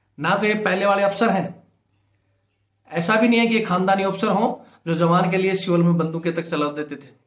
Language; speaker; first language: Hindi; native; Hindi